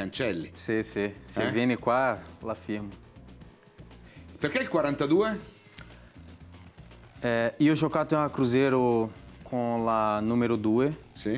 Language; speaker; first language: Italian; non-native, learner; Portuguese